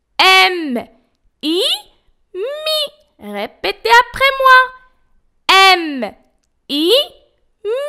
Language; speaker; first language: French; non-native, local second language; Arabic